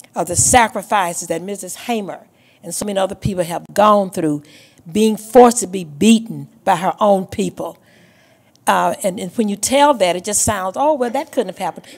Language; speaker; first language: English; native; English